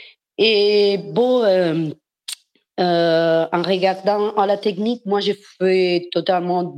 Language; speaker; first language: French; non-native, fluent; Spanish